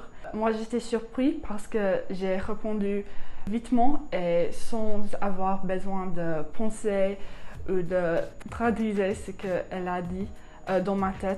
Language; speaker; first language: French; non-native, learner; English